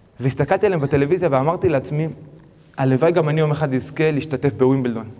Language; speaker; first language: Hebrew; early bilingual, other home language; Spanish